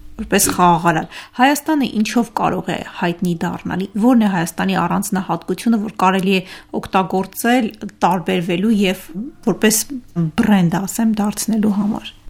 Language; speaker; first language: Armenian; native; Armenian